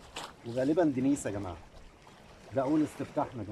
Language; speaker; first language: Arabic; native; Arabic